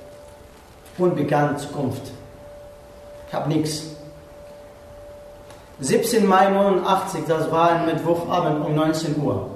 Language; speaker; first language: German; non-native, learner; Arabic